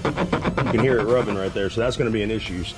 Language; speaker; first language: English; native; English